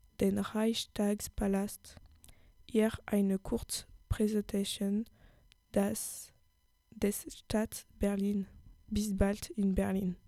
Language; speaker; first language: German; non-native, learner; French